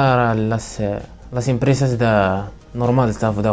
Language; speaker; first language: Catalan; non-native, learner; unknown